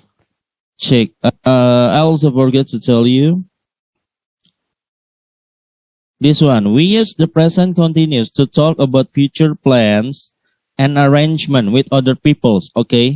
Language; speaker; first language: English; non-native, learner; Indonesian